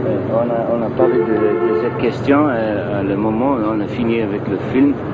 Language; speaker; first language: French; non-native, learner; English